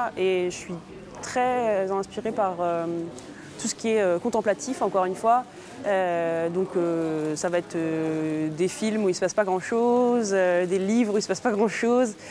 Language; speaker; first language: French; native; French